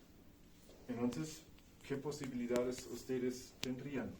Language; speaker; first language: Spanish; non-native, fluent; German